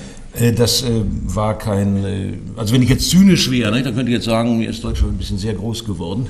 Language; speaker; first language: German; native; German